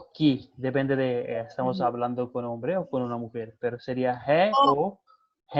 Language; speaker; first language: Spanish; non-native, fluent; Hindi